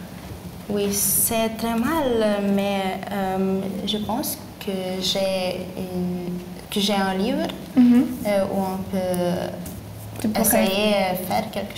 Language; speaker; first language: French; non-native, learner; Lithuanian